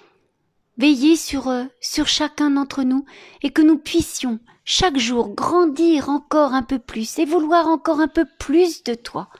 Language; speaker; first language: French; native; French